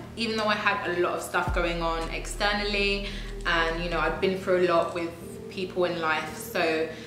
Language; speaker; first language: English; native; English